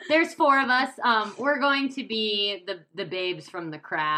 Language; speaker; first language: English; native; English